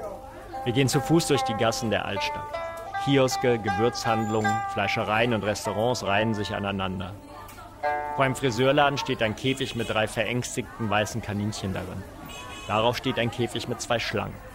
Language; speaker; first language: German; native; German